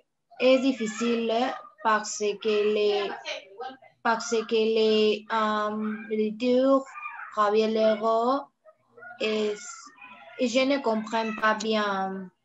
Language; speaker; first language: French; non-native, learner; Spanish